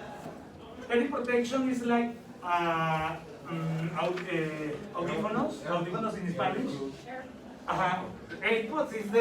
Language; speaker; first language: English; non-native, learner; Spanish